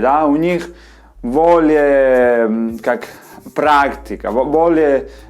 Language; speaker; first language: Russian; non-native, fluent; Spanish